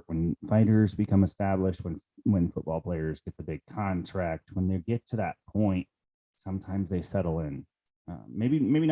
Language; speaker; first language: English; native; English